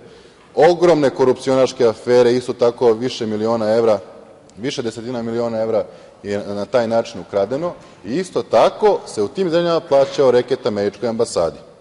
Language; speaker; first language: Serbian; native; Serbian